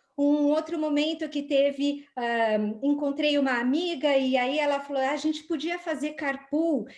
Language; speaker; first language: Portuguese; native; Portuguese